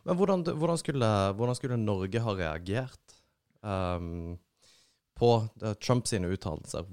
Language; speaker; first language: Norwegian; native; Norwegian